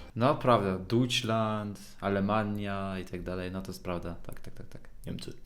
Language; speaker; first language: Polish; early bilingual, heritage; Polish